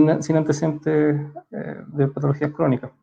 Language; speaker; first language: Spanish; native; Spanish